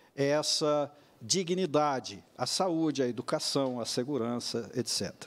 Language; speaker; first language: Portuguese; native; Portuguese